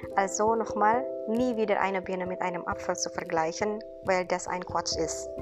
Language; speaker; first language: German; non-native, fluent; Indonesian